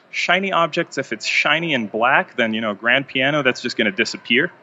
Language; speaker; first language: English; non-native, fluent; Hebrew